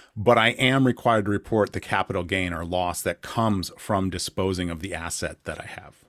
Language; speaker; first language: English; native; English